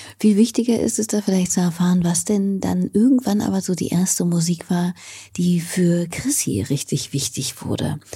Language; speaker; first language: German; native; German